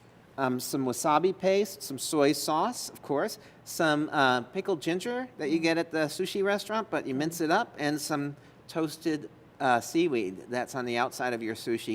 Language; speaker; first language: English; native; English